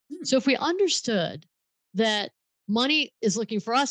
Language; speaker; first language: English; native; English